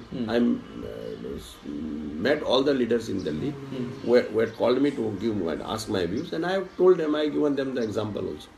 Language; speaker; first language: English; non-native, local second language; Konkani